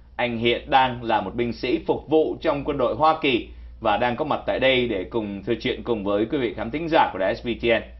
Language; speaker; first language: Vietnamese; native; Vietnamese